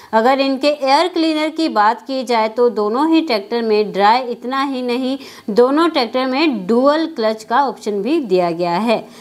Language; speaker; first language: Hindi; native; Hindi